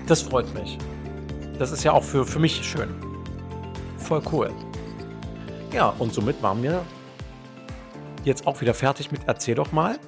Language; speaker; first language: German; native; German